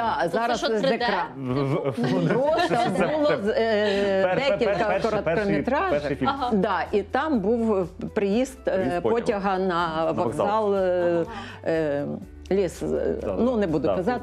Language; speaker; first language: Ukrainian; native; Ukrainian